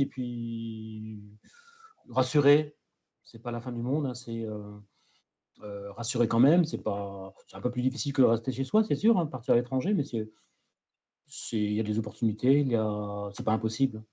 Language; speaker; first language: French; native; French